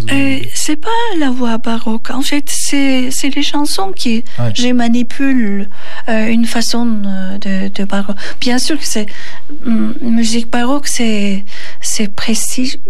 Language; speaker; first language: French; non-native, learner; Turkish